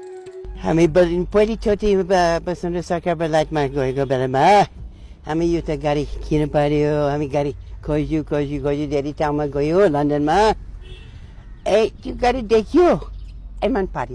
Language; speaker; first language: Nepali; non-native, learner; English